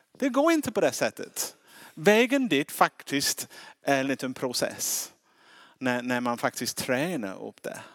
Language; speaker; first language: Swedish; non-native, fluent; English